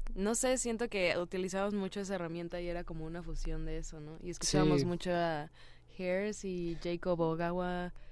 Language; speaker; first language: Spanish; native; Spanish